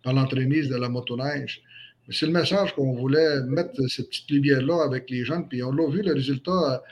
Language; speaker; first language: French; native; French